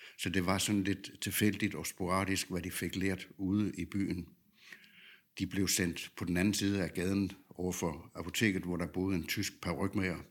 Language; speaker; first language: Danish; native; Danish